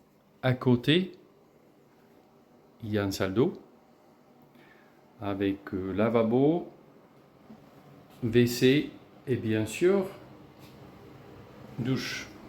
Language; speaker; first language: French; non-native, fluent; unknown